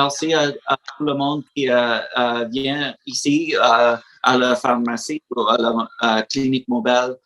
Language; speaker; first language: French; non-native, learner; English